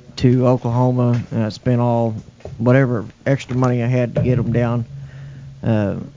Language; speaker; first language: English; native; English